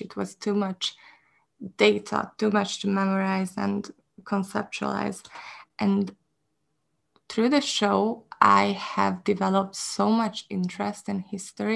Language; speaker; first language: English; non-native, fluent; Hungarian